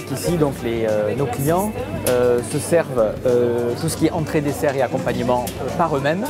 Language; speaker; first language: French; native; French